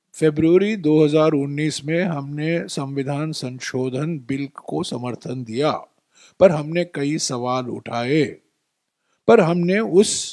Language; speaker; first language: Hindi; non-native, local second language; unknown